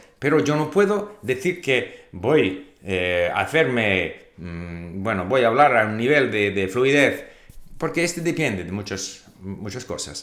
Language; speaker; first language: Spanish; non-native, fluent; English